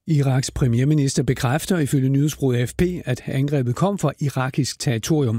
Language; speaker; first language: Danish; native; Danish